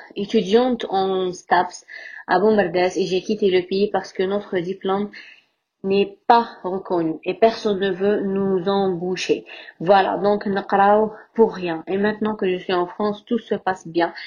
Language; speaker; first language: French; non-native, local second language; Arabic